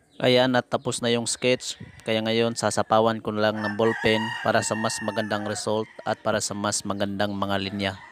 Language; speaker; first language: Filipino; non-native, local second language; Cebuano